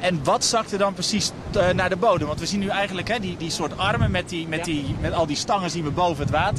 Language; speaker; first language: Dutch; native; Dutch